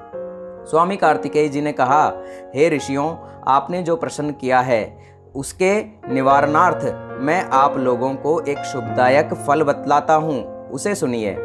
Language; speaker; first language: Hindi; native; Hindi